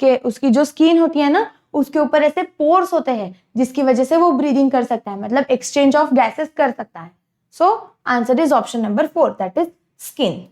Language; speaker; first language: Hindi; non-native, local second language; Marathi